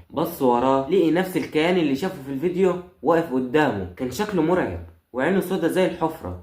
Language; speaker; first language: Arabic; native; Arabic